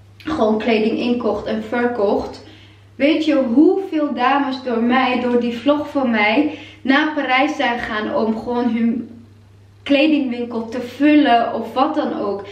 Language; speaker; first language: Dutch; non-native, fluent; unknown